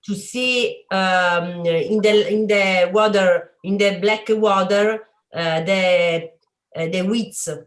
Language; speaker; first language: English; non-native, learner; Italian